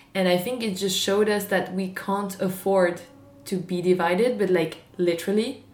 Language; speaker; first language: English; non-native, fluent; French